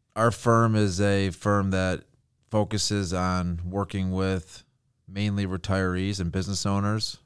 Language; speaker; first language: English; native; English